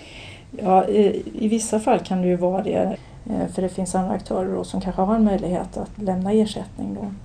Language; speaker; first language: Swedish; native; Swedish